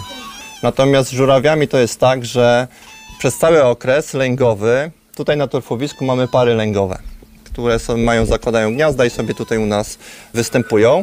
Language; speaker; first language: Polish; native; Polish